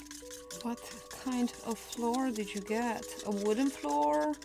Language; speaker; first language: English; non-native, fluent; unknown